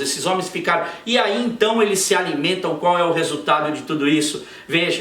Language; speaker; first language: Portuguese; native; Portuguese